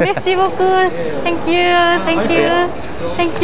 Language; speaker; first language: French; non-native, learner; Japanese